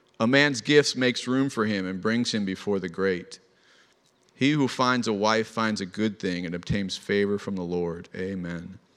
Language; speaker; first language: English; native; English